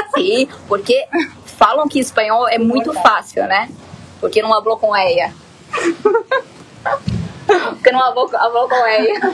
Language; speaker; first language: Spanish; non-native, learner; Portuguese